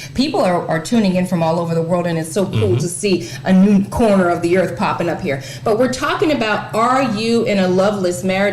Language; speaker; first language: English; native; English